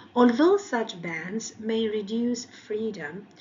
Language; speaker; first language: English; non-native, fluent; Albanian